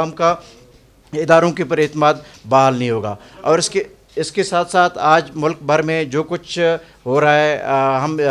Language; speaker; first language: Urdu; non-native, local second language; Baluchi